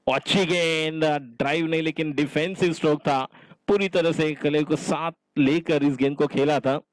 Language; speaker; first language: Hindi; non-native, local second language; Marathi